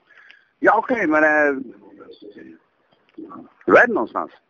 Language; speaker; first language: Swedish; non-native, learner; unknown